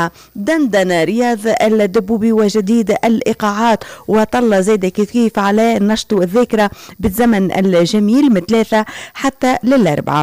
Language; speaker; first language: Arabic; native; Arabic